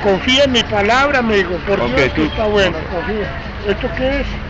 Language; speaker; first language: Spanish; native; Spanish